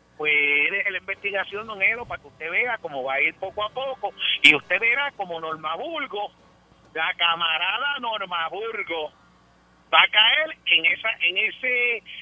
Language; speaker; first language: Spanish; native; Spanish